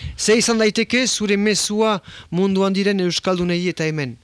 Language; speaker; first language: Basque; early bilingual, heritage; Basque